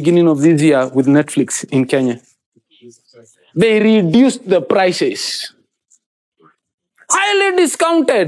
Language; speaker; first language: English; non-native, local second language; Kikuyu